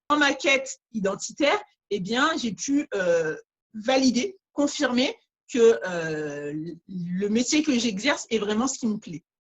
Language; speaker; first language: French; early bilingual, other home language; Bambara